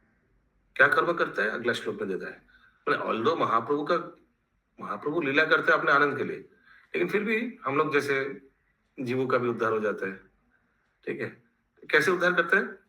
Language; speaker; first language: Hindi; non-native, local second language; Bangla